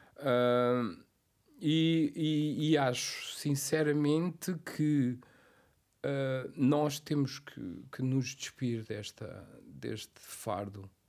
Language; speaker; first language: Portuguese; non-native, local second language; Kabuverdianu